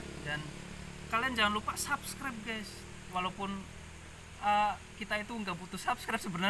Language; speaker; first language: Indonesian; non-native, local second language; Javanese